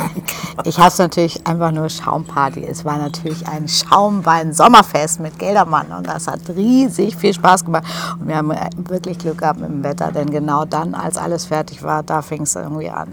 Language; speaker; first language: German; native; German